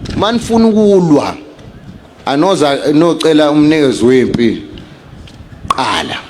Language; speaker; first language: Zulu; native; Zulu